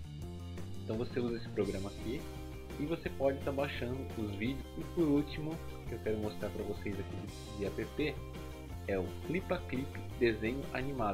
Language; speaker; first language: Portuguese; native; Portuguese